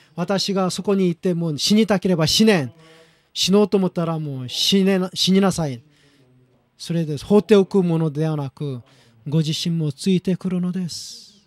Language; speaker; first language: Japanese; non-native, fluent; Korean